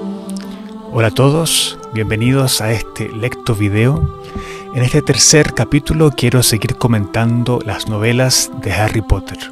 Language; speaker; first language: Spanish; native; Spanish